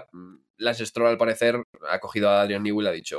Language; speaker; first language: Spanish; native; Spanish